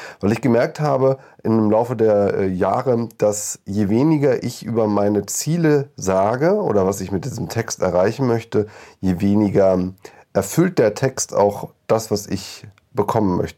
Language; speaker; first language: German; native; German